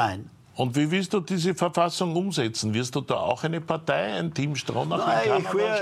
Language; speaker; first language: German; native; German